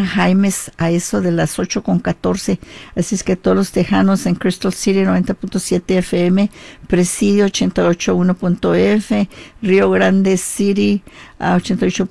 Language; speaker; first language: Spanish; early bilingual, heritage; Spanish